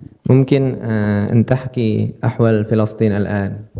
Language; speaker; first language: Arabic; non-native, learner; Indonesian